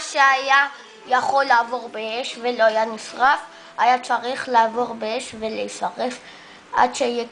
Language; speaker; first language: Hebrew; early bilingual, other home language; Spanish